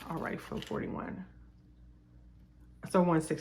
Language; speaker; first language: English; native; English